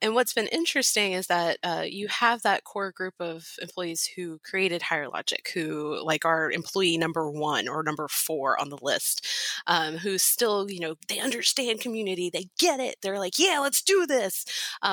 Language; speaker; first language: English; native; English